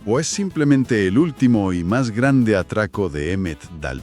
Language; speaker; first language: Spanish; native; Spanish